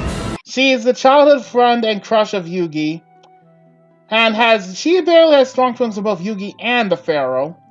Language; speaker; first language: English; native; English